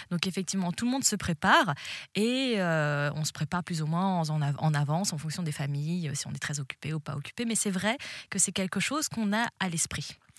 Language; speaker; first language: French; early bilingual, other home language; Cantonese